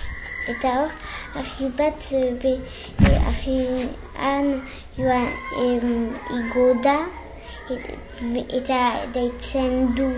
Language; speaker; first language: Basque; non-native, local second language; French